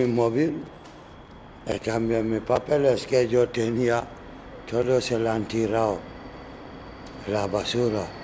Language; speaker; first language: Spanish; non-native, learner; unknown